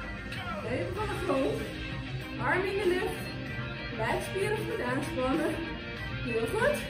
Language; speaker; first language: Dutch; native; Dutch